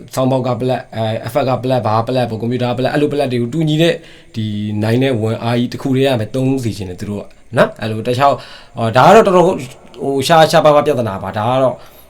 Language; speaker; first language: Burmese; native; Burmese